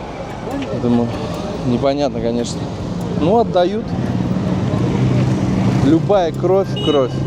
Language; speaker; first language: Russian; native; Russian